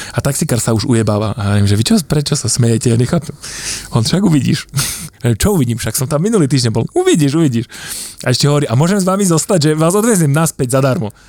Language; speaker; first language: Slovak; native; Slovak